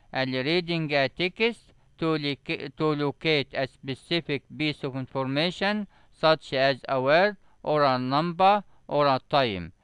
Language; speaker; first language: English; non-native, fluent; Arabic